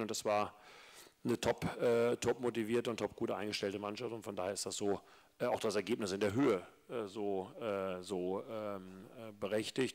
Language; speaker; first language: German; native; German